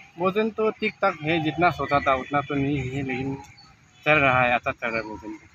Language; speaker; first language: Hindi; non-native, local second language; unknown